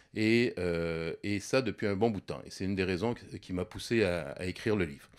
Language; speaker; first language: French; native; French